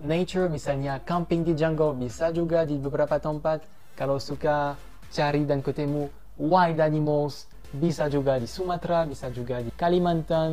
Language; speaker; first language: Indonesian; non-native, fluent; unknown